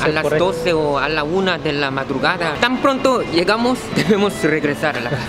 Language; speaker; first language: Spanish; non-native, fluent; Korean